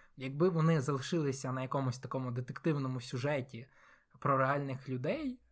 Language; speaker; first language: Ukrainian; native; Ukrainian